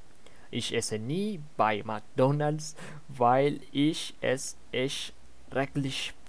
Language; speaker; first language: German; non-native, learner; Spanish